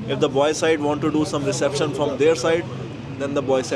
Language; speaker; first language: English; non-native, local second language; Hindi